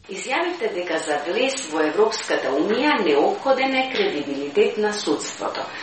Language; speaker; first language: Macedonian; native; Macedonian